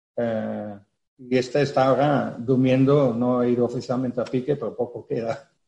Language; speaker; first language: Spanish; non-native, fluent; Dutch